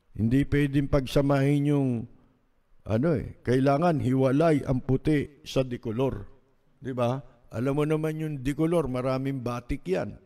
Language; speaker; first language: Filipino; native; Filipino